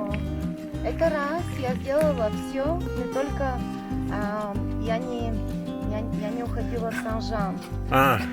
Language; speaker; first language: Russian; non-native, learner; Bulgarian